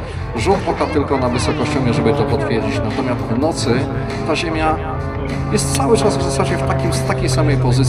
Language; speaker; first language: Polish; native; Polish